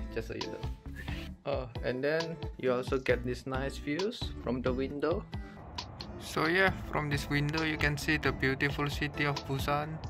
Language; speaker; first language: English; non-native, fluent; Indonesian